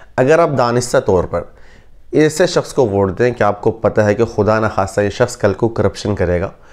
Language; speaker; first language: Urdu; native; Urdu